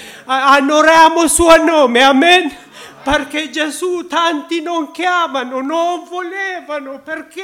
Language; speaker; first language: Italian; non-native, learner; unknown